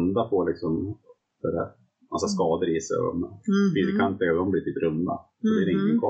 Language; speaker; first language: Swedish; native; Swedish